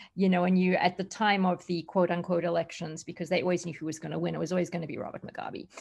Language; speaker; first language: English; native; English